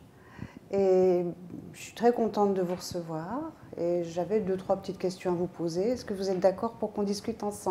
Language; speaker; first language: French; native; French